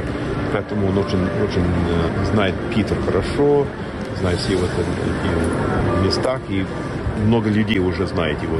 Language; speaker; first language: Russian; non-native, learner; English